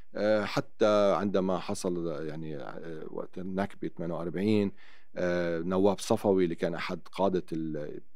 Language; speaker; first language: Arabic; native; Arabic